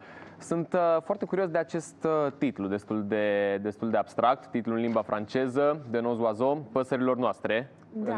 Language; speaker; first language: Romanian; native; Romanian